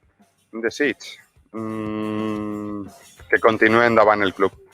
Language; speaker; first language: Catalan; non-native, local second language; Spanish